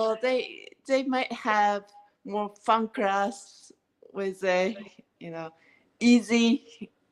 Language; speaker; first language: English; non-native, learner; Japanese